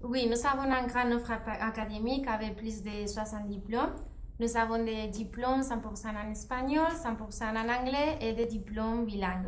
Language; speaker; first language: French; non-native, fluent; Spanish